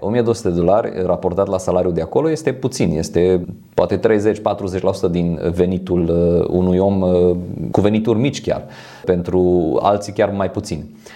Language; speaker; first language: Romanian; non-native, fluent; French